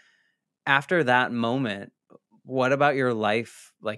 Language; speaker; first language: English; native; English